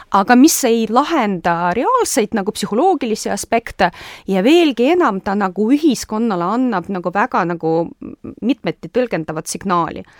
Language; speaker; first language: Estonian; non-native, local second language; Russian